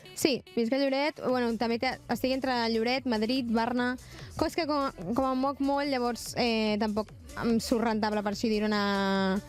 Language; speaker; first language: Catalan; native; Catalan